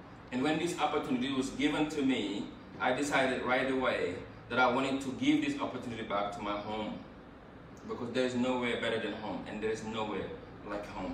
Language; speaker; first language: English; non-native, fluent; Wolof